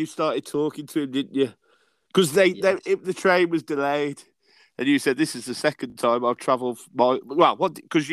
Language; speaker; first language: English; native; English